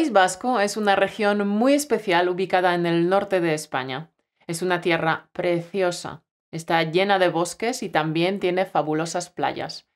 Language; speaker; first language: Spanish; native; Spanish